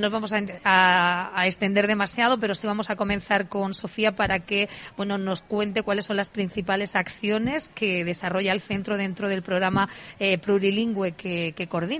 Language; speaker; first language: Spanish; native; Spanish